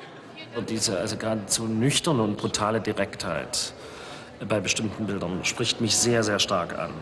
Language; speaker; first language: German; native; German